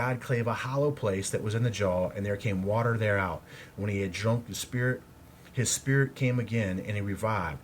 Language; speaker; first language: English; native; English